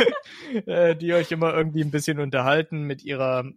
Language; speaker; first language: German; early bilingual, other home language; Slovak